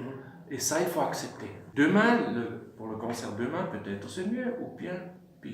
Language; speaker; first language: French; non-native, fluent; German